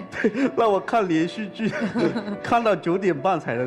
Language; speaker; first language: Chinese; native; Chinese